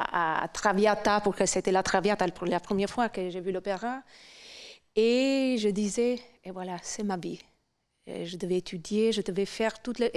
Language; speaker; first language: French; non-native, fluent; Albanian